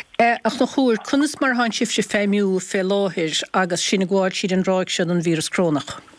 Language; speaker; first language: Irish; native; Irish